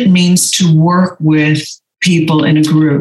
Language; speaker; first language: English; native; English